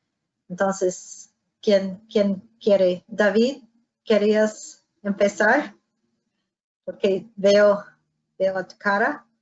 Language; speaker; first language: Spanish; non-native, fluent; English